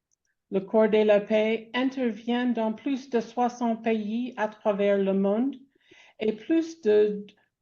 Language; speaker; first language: French; non-native, fluent; English